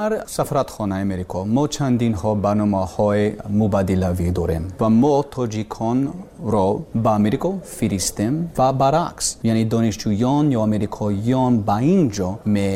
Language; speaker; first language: Persian; non-native, learner; English